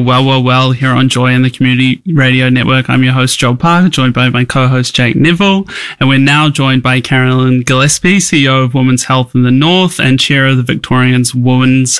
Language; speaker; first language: English; native; English